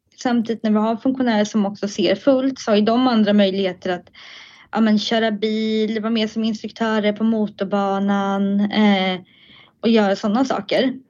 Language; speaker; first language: Swedish; native; Swedish